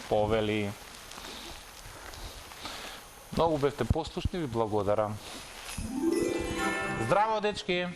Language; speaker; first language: Macedonian; native; Macedonian